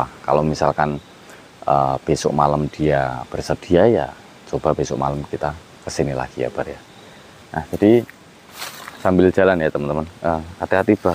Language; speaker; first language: Indonesian; native; Indonesian